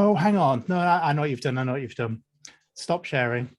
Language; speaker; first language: English; native; English